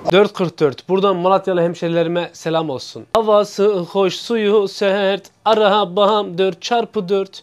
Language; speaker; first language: Turkish; native; Turkish